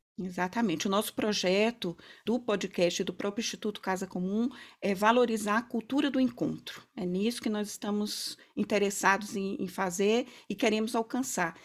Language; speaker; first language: Portuguese; native; Portuguese